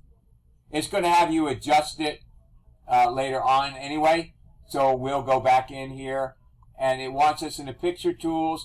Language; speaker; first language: English; native; English